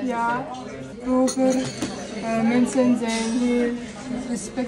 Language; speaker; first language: Dutch; non-native, learner; French